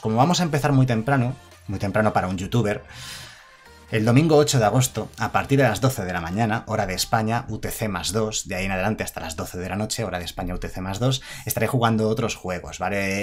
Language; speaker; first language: Spanish; native; Spanish